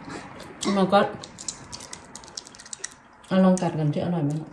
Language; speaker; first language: Danish; non-native, learner; Thai